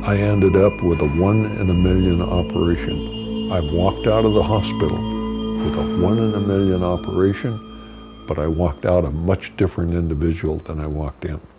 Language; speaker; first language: English; native; English